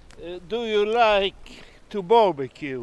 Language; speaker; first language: English; non-native, fluent; Swedish